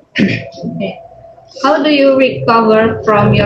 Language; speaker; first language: English; non-native, learner; Indonesian